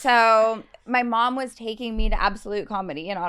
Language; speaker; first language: English; native; English